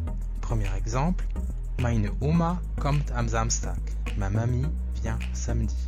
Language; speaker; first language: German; non-native, fluent; French